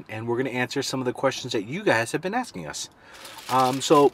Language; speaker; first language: English; native; English